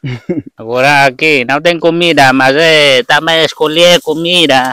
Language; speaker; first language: Portuguese; non-native, learner; Vietnamese